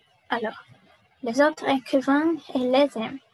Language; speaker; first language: French; non-native, learner; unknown